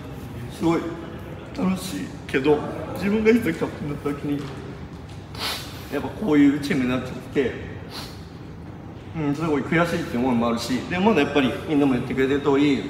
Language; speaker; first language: Japanese; native; Japanese